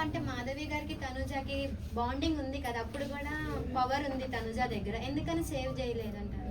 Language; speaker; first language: Telugu; native; Telugu